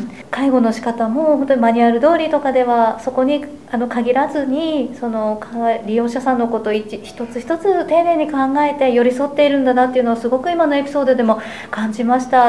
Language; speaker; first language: Japanese; native; Japanese